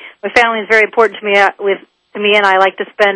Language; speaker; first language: English; native; English